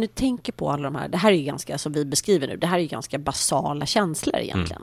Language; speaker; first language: Swedish; native; Swedish